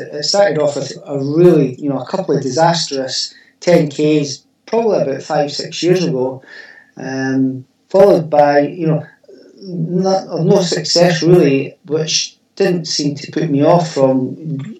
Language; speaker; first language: English; native; English